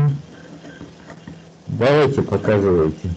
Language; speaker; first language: Russian; native; Russian